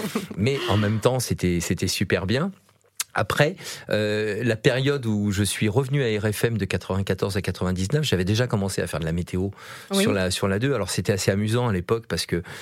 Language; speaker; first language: French; native; French